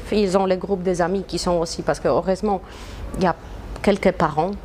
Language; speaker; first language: French; non-native, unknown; Polish